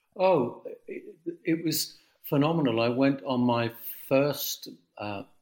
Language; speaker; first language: English; native; English